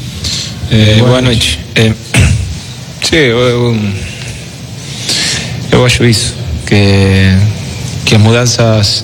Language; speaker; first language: Portuguese; non-native, learner; Spanish